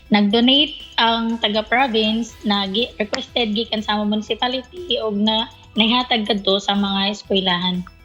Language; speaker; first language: Cebuano; native; Cebuano